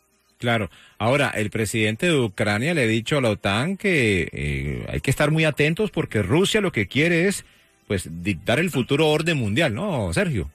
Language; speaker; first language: Spanish; native; Spanish